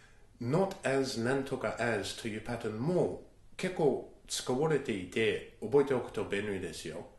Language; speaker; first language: Japanese; non-native, fluent; English